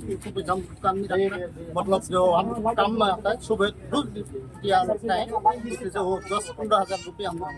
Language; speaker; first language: Hindi; non-native, local second language; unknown